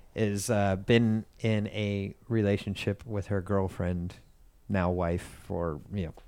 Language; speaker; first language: English; native; English